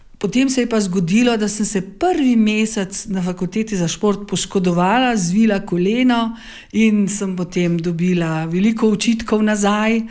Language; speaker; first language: Slovenian; native; Slovenian